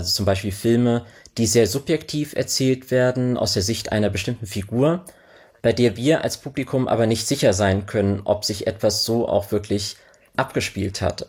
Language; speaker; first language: German; native; German